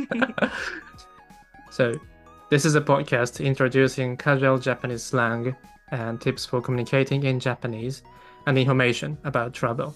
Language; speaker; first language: English; non-native, fluent; Japanese